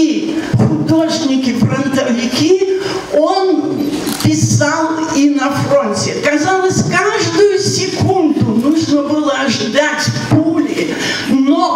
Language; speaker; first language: Russian; native; Russian